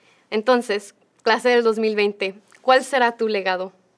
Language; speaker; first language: Spanish; early bilingual, heritage; Spanish